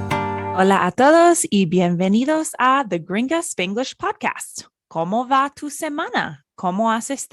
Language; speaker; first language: Spanish; non-native, fluent; English